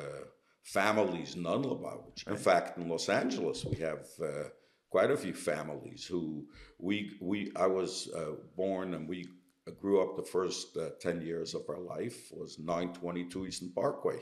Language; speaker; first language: English; early bilingual, other home language; Yiddish